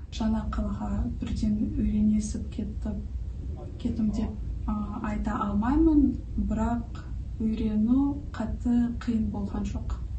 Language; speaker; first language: Kazakh; non-native, local second language; Russian